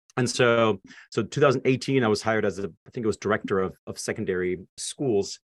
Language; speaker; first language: English; non-native, fluent; German